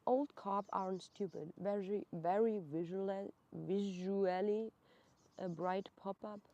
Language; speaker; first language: English; non-native, fluent; German